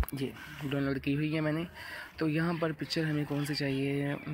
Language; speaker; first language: Urdu; non-native, local second language; Punjabi